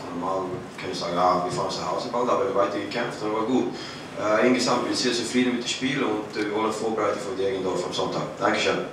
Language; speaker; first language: German; non-native, learner; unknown